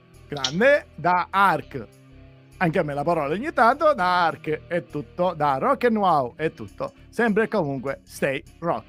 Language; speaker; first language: Italian; native; Italian